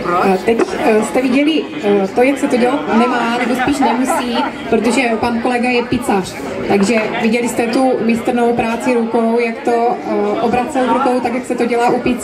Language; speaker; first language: Czech; native; Czech